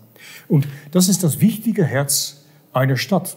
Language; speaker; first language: German; non-native, fluent; Dutch